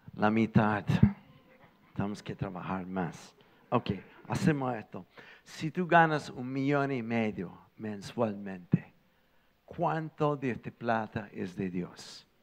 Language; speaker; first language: Spanish; non-native, fluent; English